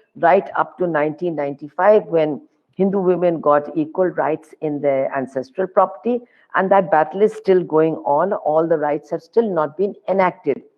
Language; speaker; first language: English; non-native, local second language; Hindi